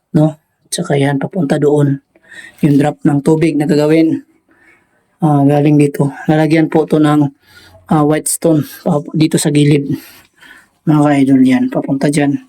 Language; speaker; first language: Filipino; non-native, local second language; Cebuano